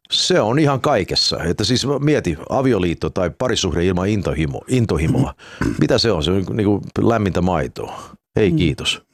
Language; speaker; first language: Finnish; early bilingual, heritage; Finnish